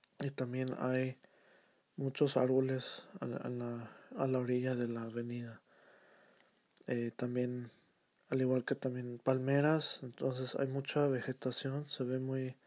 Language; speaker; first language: Spanish; early bilingual, heritage; Spanish